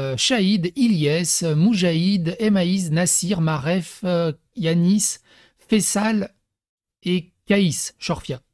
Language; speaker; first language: French; early bilingual, other home language; Serbian